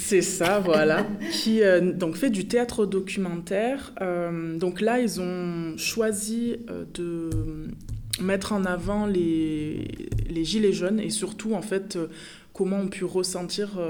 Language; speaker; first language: French; native; French